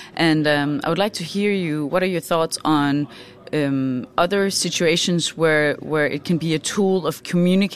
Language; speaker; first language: English; non-native, fluent; Danish